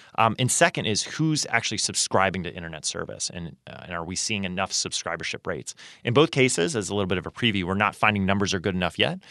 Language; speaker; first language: English; native; English